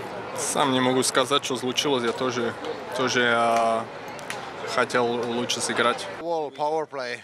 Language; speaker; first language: Russian; non-native, fluent; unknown